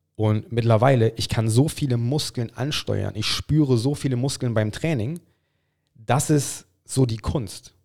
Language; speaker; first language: German; non-native, fluent; English